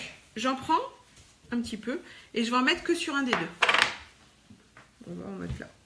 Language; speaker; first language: French; native; French